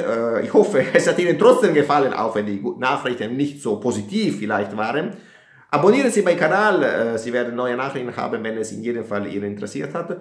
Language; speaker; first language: German; non-native, fluent; Italian